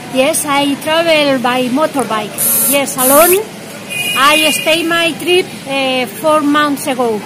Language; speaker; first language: English; non-native, learner; Spanish